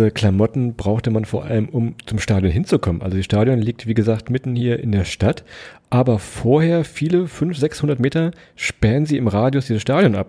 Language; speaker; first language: German; native; German